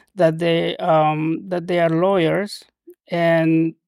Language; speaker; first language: English; non-native, fluent; Spanish